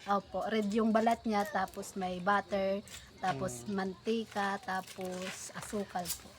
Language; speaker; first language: Filipino; non-native, local second language; Bikol